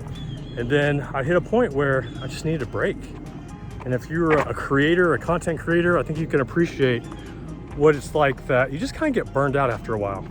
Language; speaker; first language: English; native; English